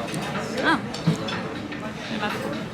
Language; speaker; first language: German; non-native, fluent; Korean